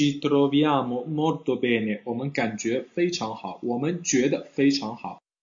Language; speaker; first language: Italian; non-native, fluent; Chinese